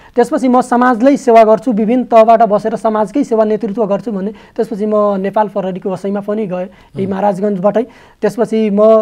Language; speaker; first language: Nepali; non-native, local second language; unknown